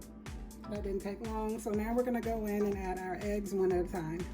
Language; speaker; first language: English; native; English